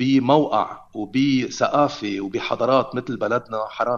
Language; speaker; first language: Arabic; native; Arabic